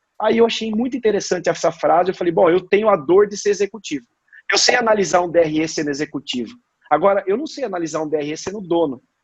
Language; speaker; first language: Portuguese; native; Portuguese